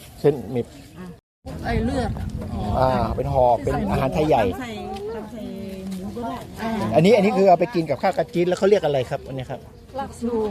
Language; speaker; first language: Thai; native; Thai